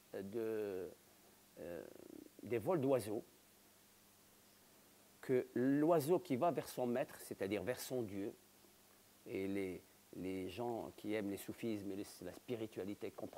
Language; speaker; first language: French; non-native, local second language; Arabic